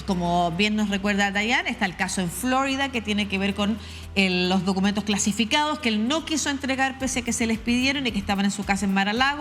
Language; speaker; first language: Spanish; native; Spanish